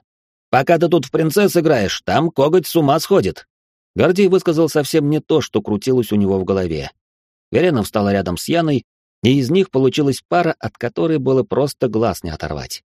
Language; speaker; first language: Russian; native; Russian